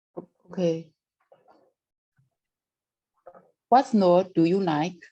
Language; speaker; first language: English; non-native, learner; Chinese